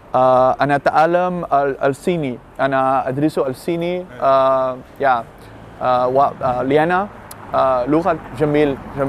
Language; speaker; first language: Arabic; non-native, learner; Dutch